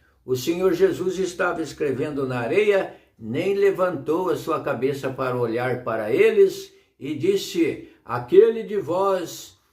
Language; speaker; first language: Portuguese; native; Portuguese